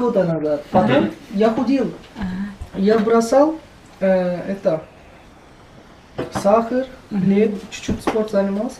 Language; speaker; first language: Russian; non-native, learner; Turkish